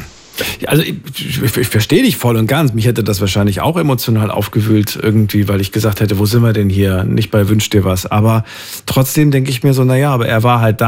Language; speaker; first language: German; native; German